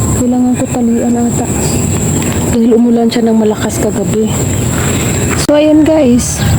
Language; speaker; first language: Filipino; non-native, local second language; Hiligaynon